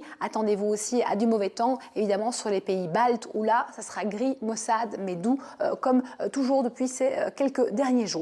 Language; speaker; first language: French; native; French